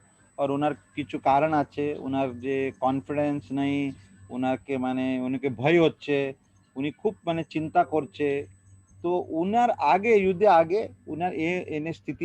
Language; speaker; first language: Bangla; non-native, learner; Hindi